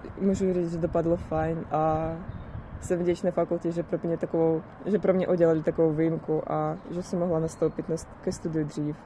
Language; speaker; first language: Czech; non-native, fluent; Russian